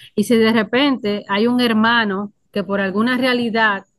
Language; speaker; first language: Spanish; native; Spanish